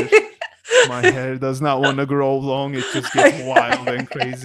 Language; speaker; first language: English; non-native, fluent; Turkish